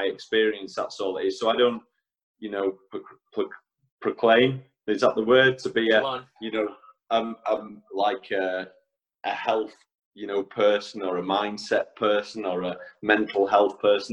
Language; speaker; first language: English; native; English